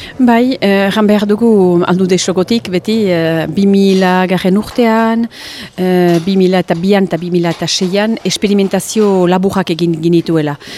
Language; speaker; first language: Basque; native; Basque